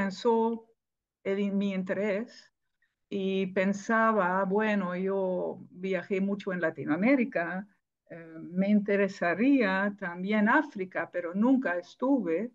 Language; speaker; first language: Spanish; non-native, fluent; Dutch